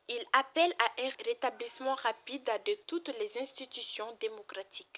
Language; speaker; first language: French; non-native, local second language; Bambara